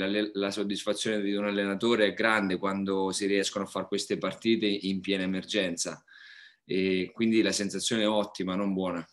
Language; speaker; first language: Italian; native; Italian